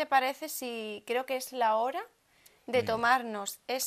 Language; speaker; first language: Spanish; native; Spanish